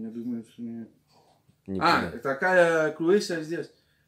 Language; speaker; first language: Russian; non-native, learner; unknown